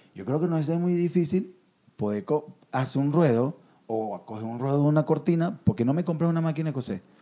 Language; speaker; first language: Spanish; native; Spanish